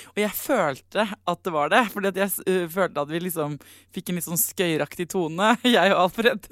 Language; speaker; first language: Norwegian; native; Norwegian